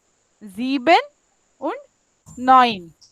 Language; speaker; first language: German; non-native, fluent; Marathi